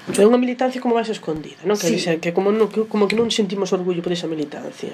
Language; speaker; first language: Galician; non-native, local second language; Spanish